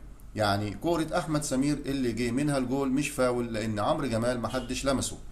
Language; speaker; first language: Arabic; native; Arabic